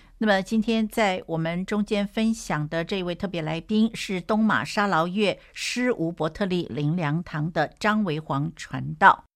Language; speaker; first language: Chinese; native; Chinese